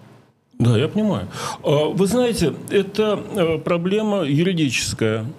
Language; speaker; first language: Russian; native; Russian